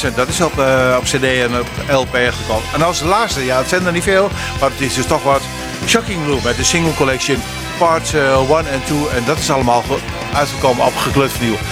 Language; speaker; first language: Dutch; native; Dutch